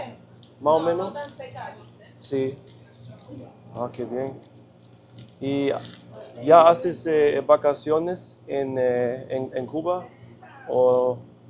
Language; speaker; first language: Spanish; non-native, learner; English